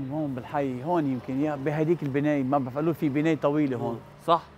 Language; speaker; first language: Arabic; native; Arabic